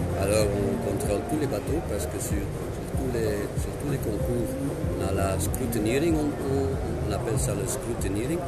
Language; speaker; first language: French; non-native, local second language; Dutch